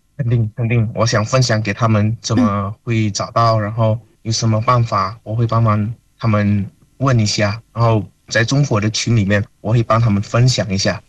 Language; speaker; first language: Chinese; non-native, fluent; Min Nan Chinese